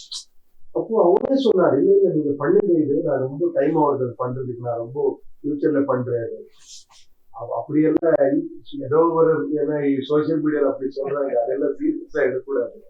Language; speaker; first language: Tamil; non-native, learner; Kannada